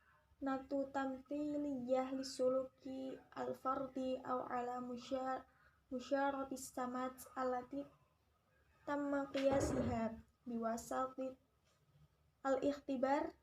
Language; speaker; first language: Arabic; non-native, learner; Indonesian